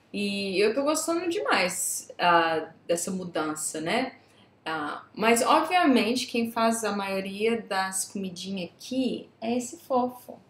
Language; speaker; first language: Portuguese; native; Portuguese